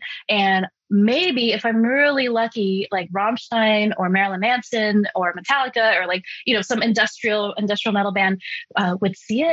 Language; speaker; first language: English; early bilingual, other home language; Chinese